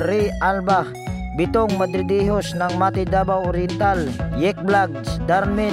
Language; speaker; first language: Filipino; native; Filipino